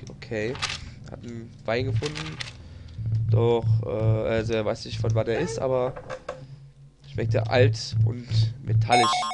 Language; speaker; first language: German; native; German